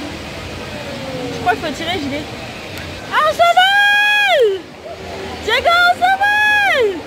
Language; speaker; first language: French; native; French